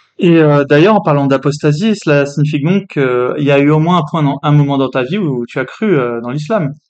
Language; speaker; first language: French; native; French